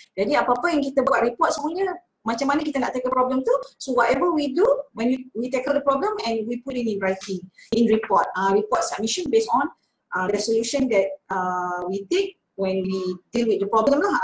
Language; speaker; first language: English; non-native, local second language; Malay